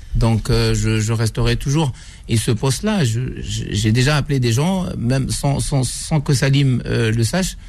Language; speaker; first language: French; non-native, local second language; Arabic